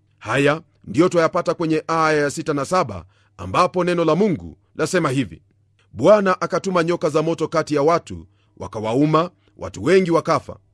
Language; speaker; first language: Swahili; non-native, local second language; Luyia